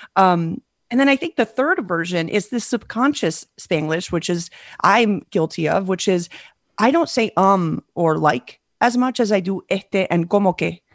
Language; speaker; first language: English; early bilingual, other home language; Spanish